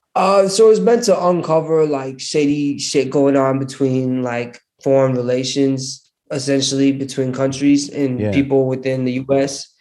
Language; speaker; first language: English; early bilingual, other home language; Hindi